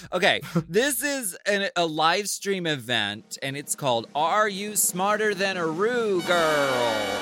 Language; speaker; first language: English; native; English